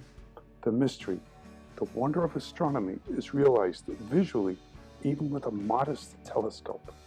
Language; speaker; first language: English; native; English